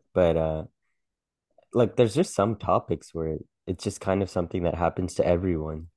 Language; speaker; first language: English; early bilingual, other home language; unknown